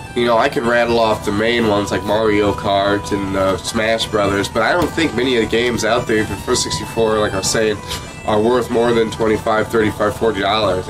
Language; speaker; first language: English; native; English